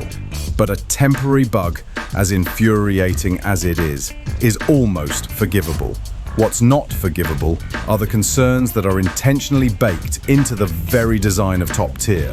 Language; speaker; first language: English; native; English